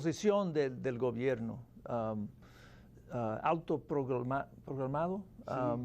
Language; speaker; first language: Spanish; non-native, fluent; English